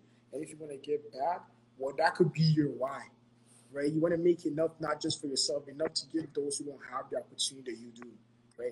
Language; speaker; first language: English; non-native, local second language; Akan